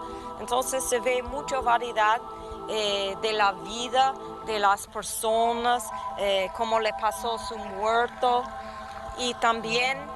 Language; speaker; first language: Spanish; non-native, fluent; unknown